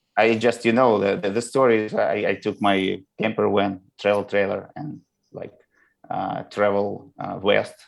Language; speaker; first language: English; non-native, learner; Russian